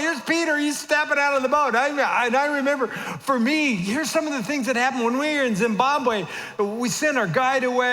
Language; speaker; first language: English; native; English